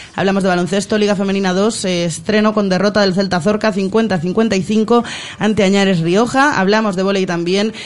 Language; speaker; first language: Spanish; native; Spanish